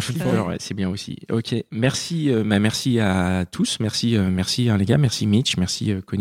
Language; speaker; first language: French; native; French